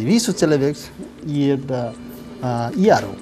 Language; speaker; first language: Latvian; non-native, learner; Nepali